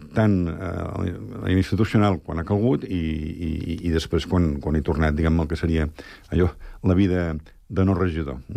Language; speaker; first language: Catalan; native; Catalan